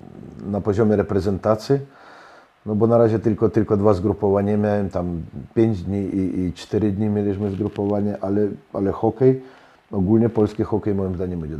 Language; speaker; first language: Polish; non-native, fluent; Russian